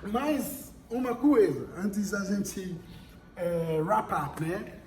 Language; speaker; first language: Portuguese; non-native, fluent; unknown